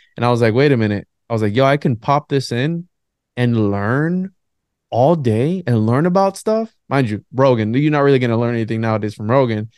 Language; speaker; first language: English; native; English